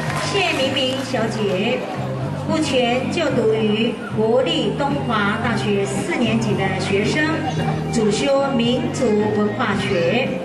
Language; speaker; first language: Chinese; native; Chinese